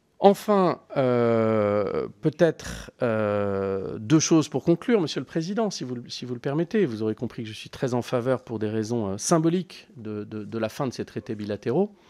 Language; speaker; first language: French; native; French